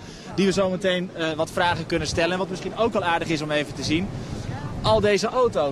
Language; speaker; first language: Dutch; native; Dutch